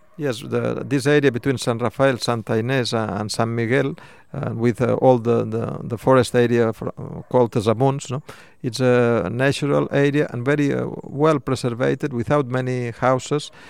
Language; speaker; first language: English; non-native, fluent; Spanish